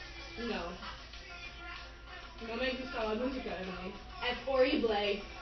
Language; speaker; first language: Spanish; non-native, learner; English